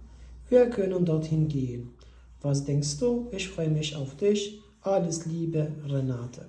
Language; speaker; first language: German; non-native, fluent; Albanian